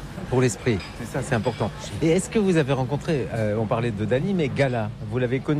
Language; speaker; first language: French; native; French